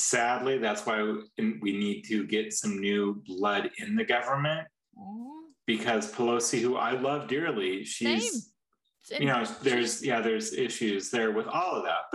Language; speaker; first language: English; native; English